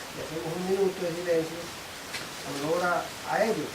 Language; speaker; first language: Spanish; native; Spanish